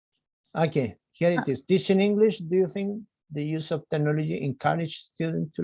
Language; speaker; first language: English; non-native, fluent; Spanish